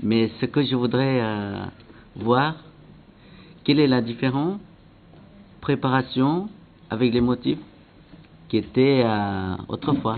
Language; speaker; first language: French; non-native, local second language; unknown